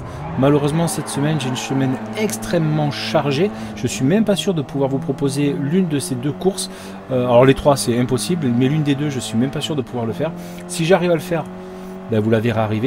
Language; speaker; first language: French; native; French